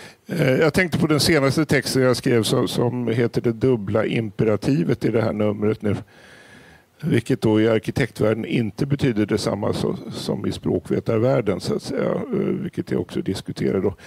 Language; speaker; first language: Swedish; native; Swedish